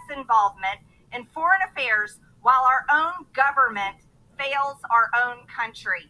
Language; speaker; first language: English; native; English